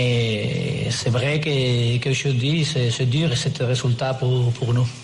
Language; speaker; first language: French; non-native, learner; Spanish